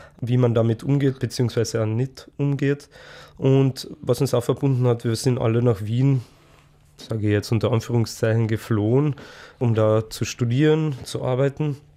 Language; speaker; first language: German; native; German